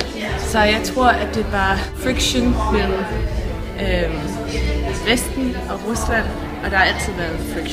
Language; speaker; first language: Danish; native; Danish